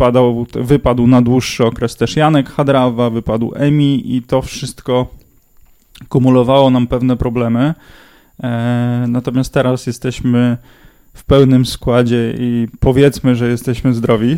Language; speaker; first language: Polish; native; Polish